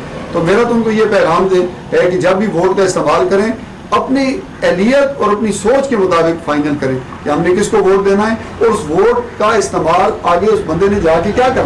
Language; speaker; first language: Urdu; non-native, local second language; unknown